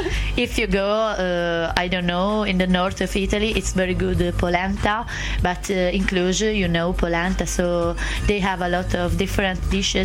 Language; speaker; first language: English; non-native, learner; Italian